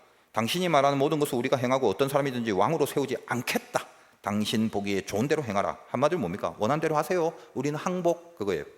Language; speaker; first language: Korean; native; Korean